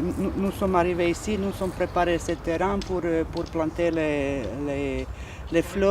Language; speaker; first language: French; non-native, learner; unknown